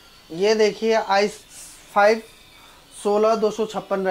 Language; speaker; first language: Hindi; native; Hindi